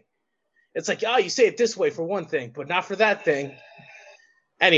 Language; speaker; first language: English; native; English